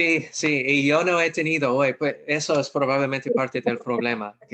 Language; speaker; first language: Spanish; non-native, fluent; English